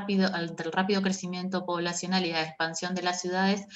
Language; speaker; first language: Spanish; native; Spanish